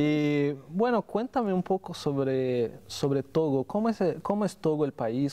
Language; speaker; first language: Spanish; non-native, fluent; Portuguese